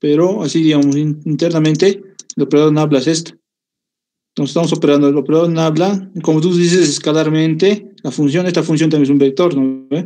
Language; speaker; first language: Spanish; native; Spanish